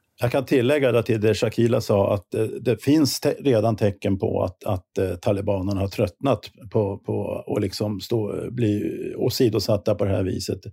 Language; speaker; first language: Swedish; native; Swedish